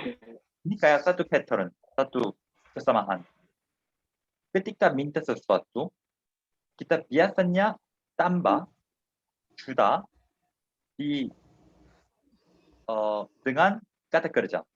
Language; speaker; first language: Indonesian; non-native, fluent; Korean